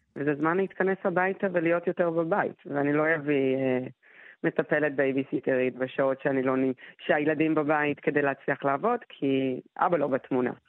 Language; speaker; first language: Hebrew; non-native, fluent; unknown